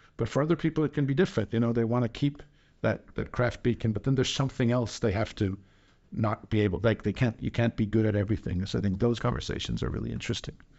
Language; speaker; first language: English; non-native, fluent; Danish